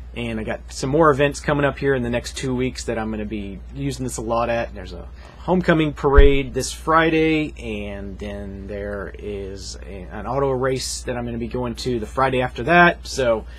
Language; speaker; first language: English; native; English